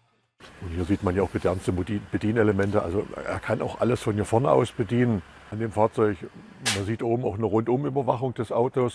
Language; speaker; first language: German; native; German